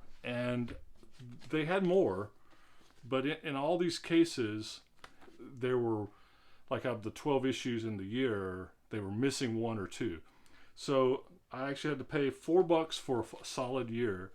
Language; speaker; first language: English; native; English